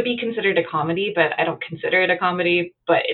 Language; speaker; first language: English; native; English